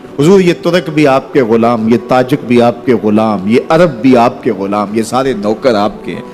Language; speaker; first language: Urdu; non-native, local second language; Punjabi